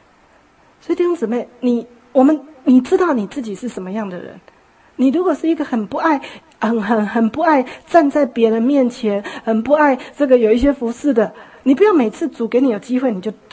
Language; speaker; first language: Chinese; native; Chinese